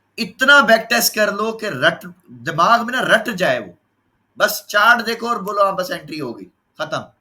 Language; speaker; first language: Urdu; non-native, local second language; Punjabi